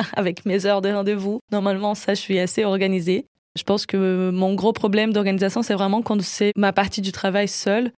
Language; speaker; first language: French; non-native, fluent; Portuguese